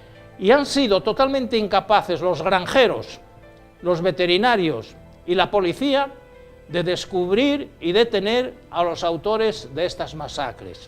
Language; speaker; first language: Spanish; native; Spanish